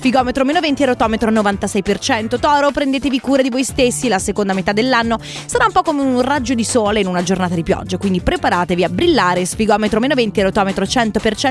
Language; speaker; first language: Italian; native; Italian